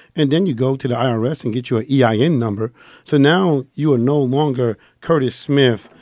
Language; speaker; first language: English; native; English